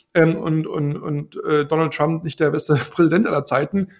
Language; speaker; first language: German; native; German